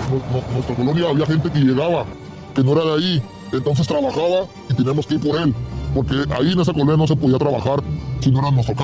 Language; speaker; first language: Spanish; native; Spanish